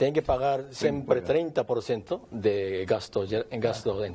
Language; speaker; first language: Portuguese; non-native, learner; Japanese